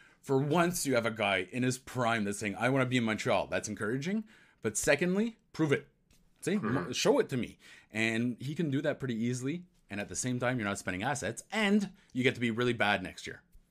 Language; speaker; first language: English; native; English